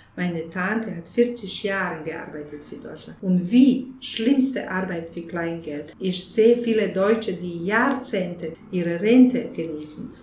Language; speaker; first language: German; non-native, fluent; Bosnian